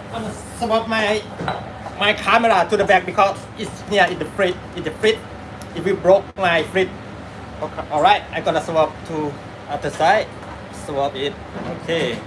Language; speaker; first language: English; non-native, learner; Thai